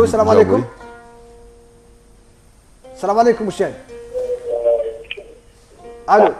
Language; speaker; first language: Arabic; native; Arabic